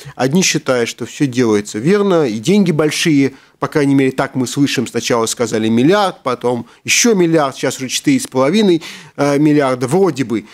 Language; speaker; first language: Russian; native; Russian